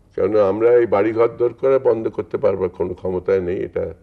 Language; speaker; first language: Bangla; native; Bangla